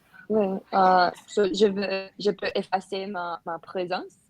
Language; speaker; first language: French; non-native, learner; Spanish